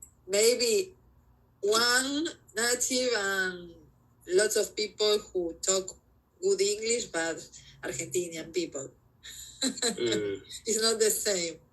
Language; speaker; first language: English; non-native, learner; Spanish